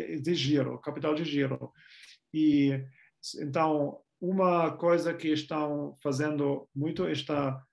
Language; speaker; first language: Portuguese; non-native, fluent; German